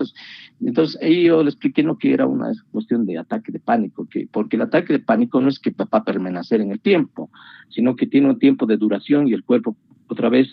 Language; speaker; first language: Spanish; native; Spanish